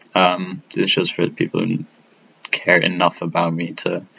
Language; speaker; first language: English; non-native, fluent; Italian